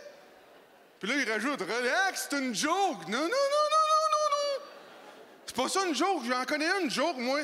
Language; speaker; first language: French; native; French